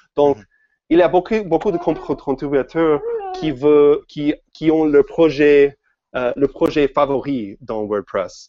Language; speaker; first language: French; non-native, fluent; English